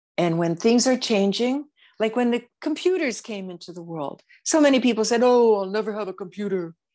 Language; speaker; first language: English; native; English